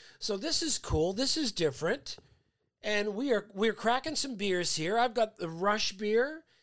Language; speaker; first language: English; native; English